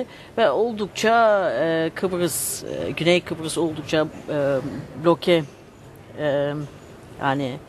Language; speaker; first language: Turkish; early bilingual, heritage; Turkish